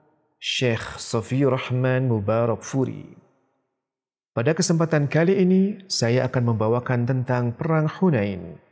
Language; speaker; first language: Indonesian; native; Indonesian